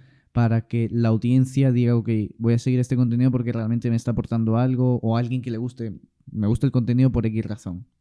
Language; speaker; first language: Spanish; native; Spanish